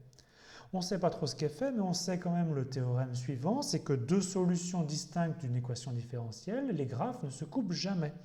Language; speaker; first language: French; native; French